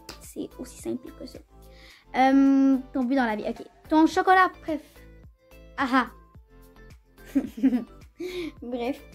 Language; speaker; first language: French; native; French